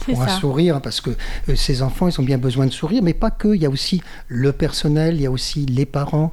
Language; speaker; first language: French; native; French